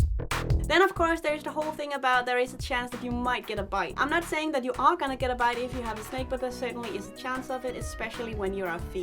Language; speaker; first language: English; non-native, fluent; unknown